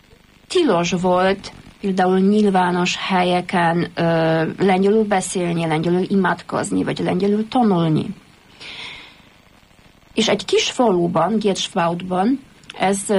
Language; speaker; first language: Hungarian; non-native, fluent; Polish